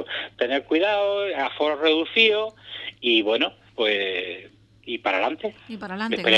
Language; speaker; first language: Spanish; native; Spanish